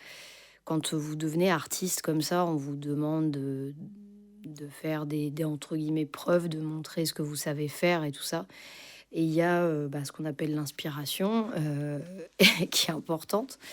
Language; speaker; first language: French; native; French